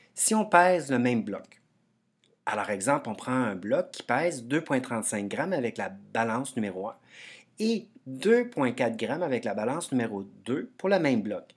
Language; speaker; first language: French; native; French